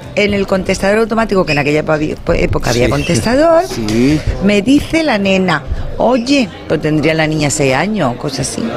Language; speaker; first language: Spanish; native; Spanish